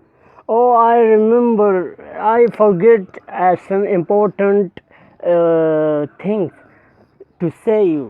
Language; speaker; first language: English; non-native, learner; Pashto